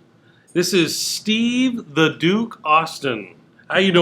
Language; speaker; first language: English; native; English